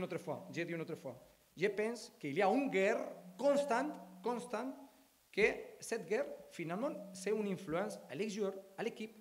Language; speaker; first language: French; non-native, learner; Spanish